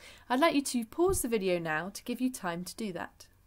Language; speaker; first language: English; native; English